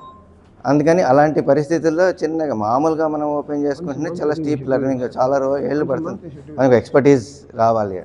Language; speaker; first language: Telugu; native; Telugu